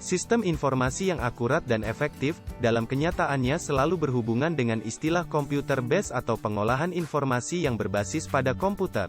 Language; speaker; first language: Indonesian; native; Indonesian